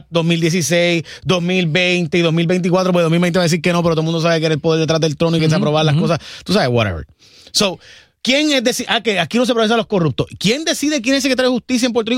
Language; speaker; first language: Spanish; native; Spanish